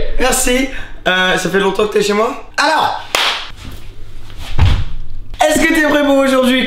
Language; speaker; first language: French; native; French